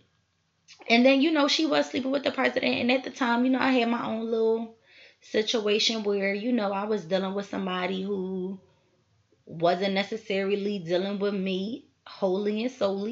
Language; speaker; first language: English; native; English